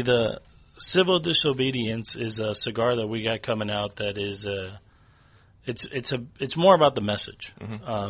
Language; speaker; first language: English; native; English